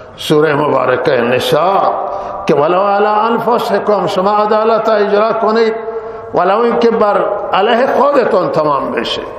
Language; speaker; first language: Persian; non-native, local second language; Baluchi